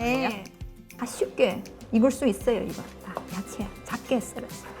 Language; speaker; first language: Korean; non-native, learner; Chinese